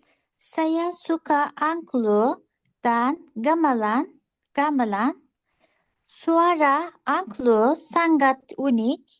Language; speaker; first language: Indonesian; non-native, learner; Turkish